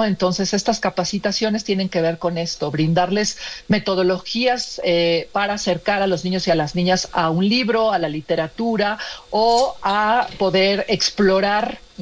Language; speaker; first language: Spanish; native; Spanish